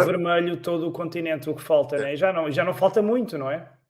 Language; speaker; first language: Portuguese; native; Portuguese